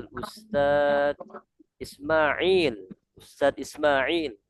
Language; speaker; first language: Arabic; non-native, fluent; Indonesian